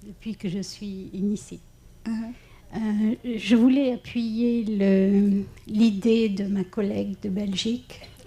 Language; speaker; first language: French; non-native, fluent; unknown